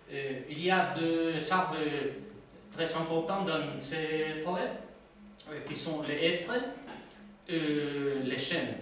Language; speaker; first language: French; non-native, learner; Spanish